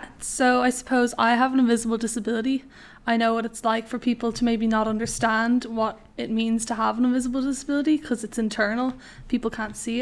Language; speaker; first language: English; native; English